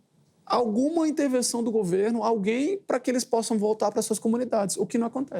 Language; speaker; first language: Portuguese; native; Portuguese